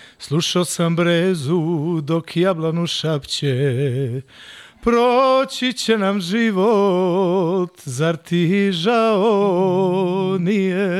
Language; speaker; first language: Serbian; non-native, local second language; Hungarian